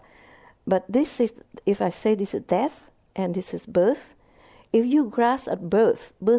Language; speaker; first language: English; non-native, fluent; Vietnamese